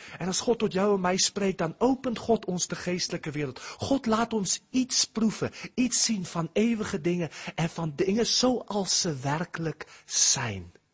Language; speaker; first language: Dutch; early bilingual, heritage; Dutch